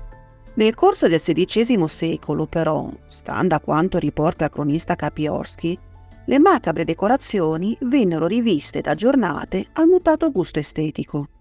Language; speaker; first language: Italian; native; Italian